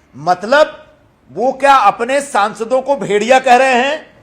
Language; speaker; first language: Hindi; non-native, local second language; Marathi